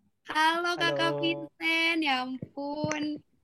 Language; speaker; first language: Indonesian; native; Indonesian